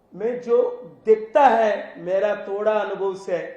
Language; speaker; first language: Hindi; non-native, local second language; Telugu